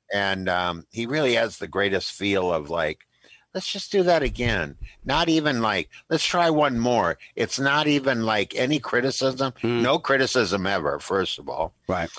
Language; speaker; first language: English; native; English